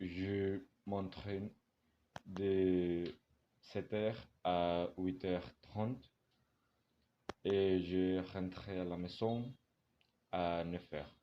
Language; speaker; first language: French; non-native, learner; Spanish